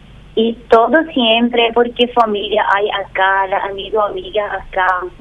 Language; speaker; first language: Spanish; non-native, learner; Arabic